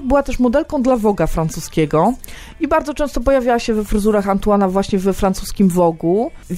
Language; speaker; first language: Polish; native; Polish